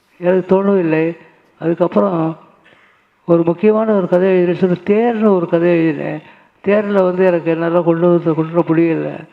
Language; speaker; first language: Tamil; native; Tamil